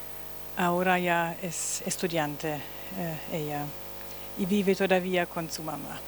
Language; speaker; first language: Spanish; non-native, learner; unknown